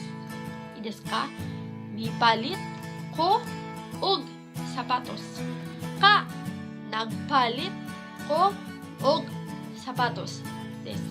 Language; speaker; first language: Japanese; non-native, fluent; Cebuano